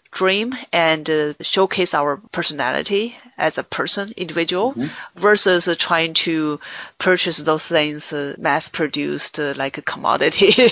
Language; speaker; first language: English; non-native, fluent; Chinese